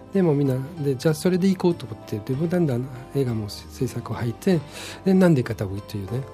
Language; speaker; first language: Japanese; non-native, fluent; French